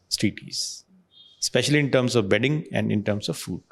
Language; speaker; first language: English; non-native, local second language; Punjabi